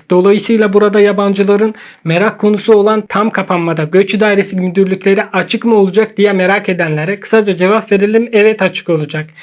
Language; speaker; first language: Turkish; native; Turkish